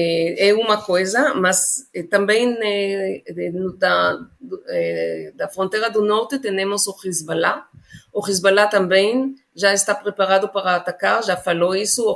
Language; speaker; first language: Portuguese; non-native, fluent; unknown